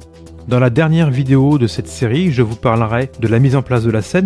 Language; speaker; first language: French; native; French